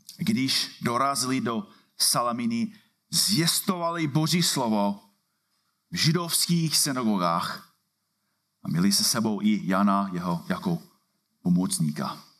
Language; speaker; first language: Czech; non-native, fluent; English